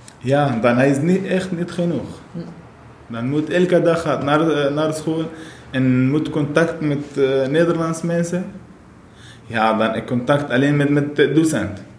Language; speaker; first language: Dutch; non-native, learner; Arabic